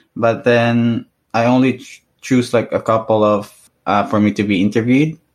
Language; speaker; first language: English; non-native, local second language; Hiligaynon